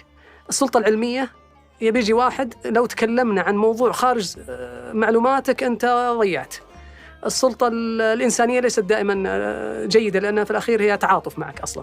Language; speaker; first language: Arabic; native; Arabic